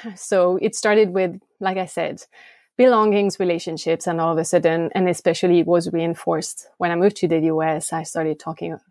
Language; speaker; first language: English; non-native, fluent; French